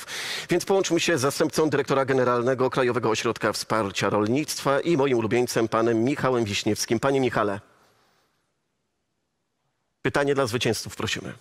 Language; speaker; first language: Polish; native; Polish